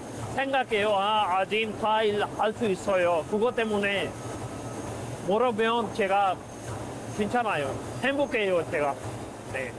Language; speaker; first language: Korean; non-native, learner; Punjabi